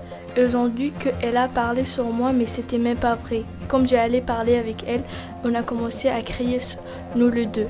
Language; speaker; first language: French; non-native, learner; Arabic